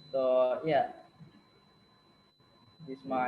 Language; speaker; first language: English; non-native, learner; Indonesian